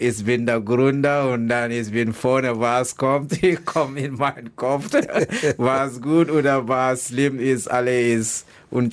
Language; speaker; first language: German; non-native, learner; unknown